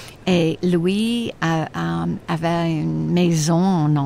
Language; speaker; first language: French; non-native, fluent; English